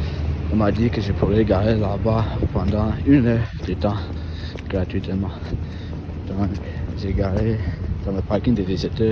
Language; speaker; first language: French; non-native, fluent; English